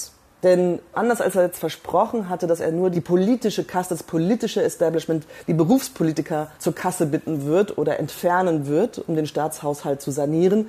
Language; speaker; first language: German; native; German